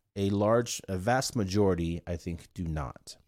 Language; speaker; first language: English; non-native, fluent; Korean